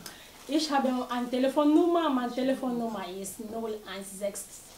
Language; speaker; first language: German; non-native, learner; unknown